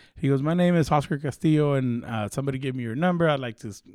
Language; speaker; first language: English; early bilingual, other home language; Spanish